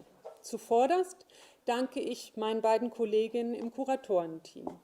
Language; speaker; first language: German; native; German